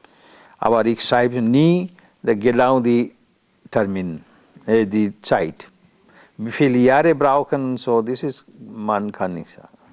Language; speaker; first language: German; non-native, learner; Bangla